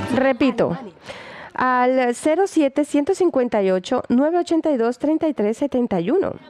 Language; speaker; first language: Spanish; native; Spanish